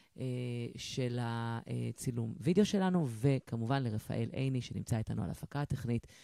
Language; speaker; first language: Hebrew; native; Hebrew